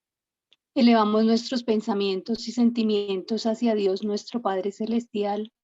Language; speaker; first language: Spanish; native; Spanish